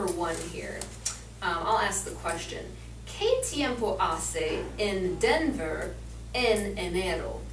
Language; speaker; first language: Spanish; non-native, learner; English